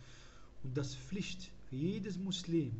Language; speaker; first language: German; non-native, fluent; Arabic